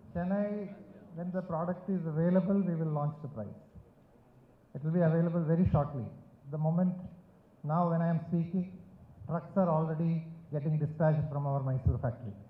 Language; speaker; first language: English; non-native, local second language; Tamil